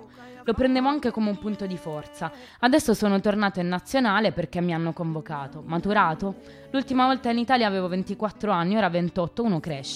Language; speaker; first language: Italian; native; Italian